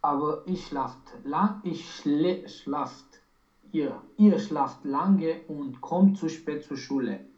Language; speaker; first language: German; non-native, learner; Romanian